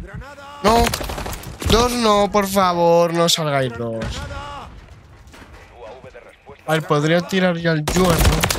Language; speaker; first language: Spanish; native; Spanish